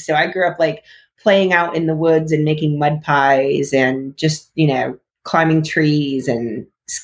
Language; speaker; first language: English; native; English